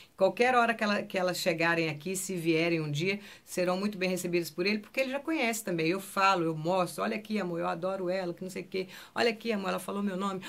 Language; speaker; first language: Portuguese; native; Portuguese